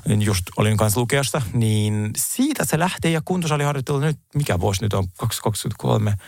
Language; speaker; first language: Finnish; native; Finnish